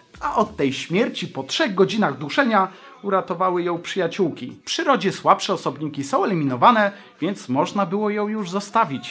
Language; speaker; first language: Polish; native; Polish